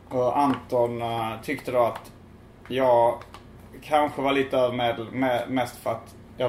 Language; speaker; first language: Swedish; native; Swedish